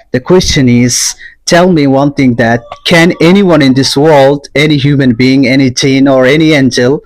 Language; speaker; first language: English; non-native, local second language; Bangla